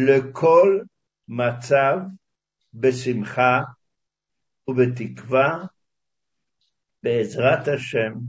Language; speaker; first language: Hebrew; early bilingual, other home language; Hungarian